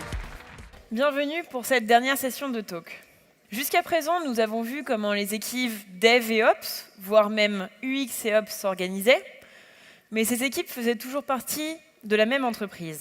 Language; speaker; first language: French; native; French